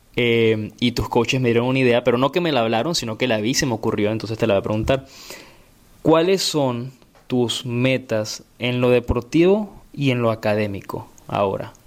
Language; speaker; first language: Spanish; native; Spanish